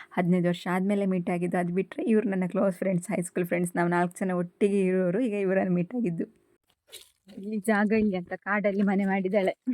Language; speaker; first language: Kannada; native; Kannada